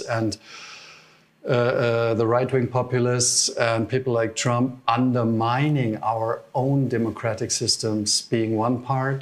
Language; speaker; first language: English; non-native, fluent; German